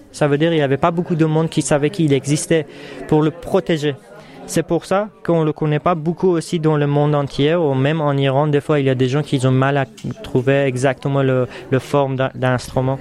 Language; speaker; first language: French; non-native, fluent; Persian